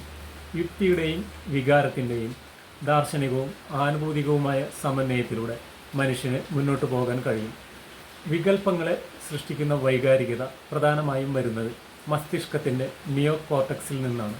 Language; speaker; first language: Malayalam; native; Malayalam